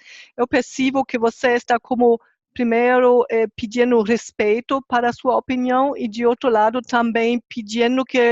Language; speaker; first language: Portuguese; non-native, fluent; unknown